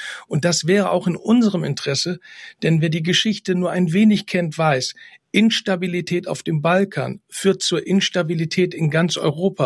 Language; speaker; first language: German; native; German